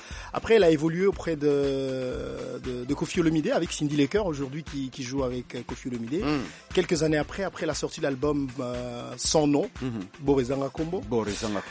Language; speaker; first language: French; non-native, local second language; Lingala